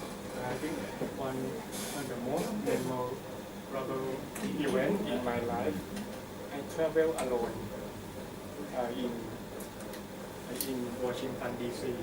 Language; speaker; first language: English; non-native, learner; Thai